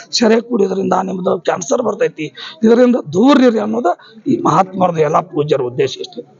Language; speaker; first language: Kannada; non-native, local second language; Lambadi